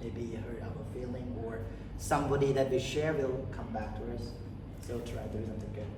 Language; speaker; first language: English; non-native, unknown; Khmer